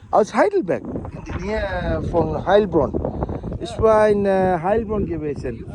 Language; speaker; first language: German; non-native, learner; Tamil